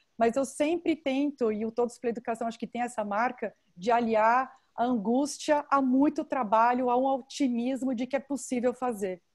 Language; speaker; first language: Portuguese; native; Portuguese